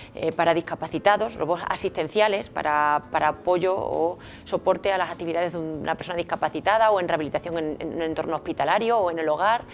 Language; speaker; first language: Spanish; native; Spanish